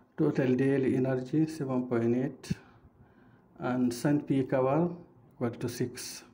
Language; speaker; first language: English; non-native, fluent; Arabic